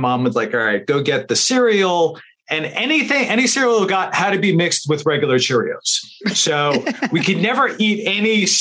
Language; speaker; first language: English; native; English